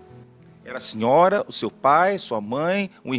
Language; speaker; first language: Portuguese; native; Portuguese